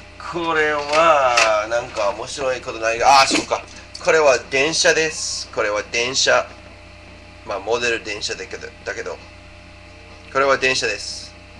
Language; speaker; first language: Japanese; non-native, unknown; English